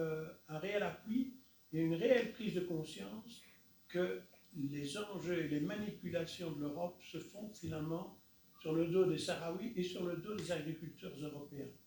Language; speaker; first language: French; native; French